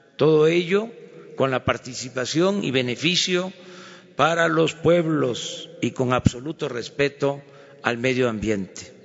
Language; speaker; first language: Spanish; native; Spanish